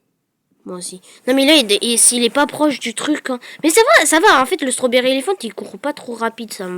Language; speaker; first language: French; native; French